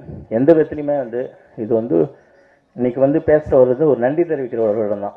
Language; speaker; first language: Tamil; native; Tamil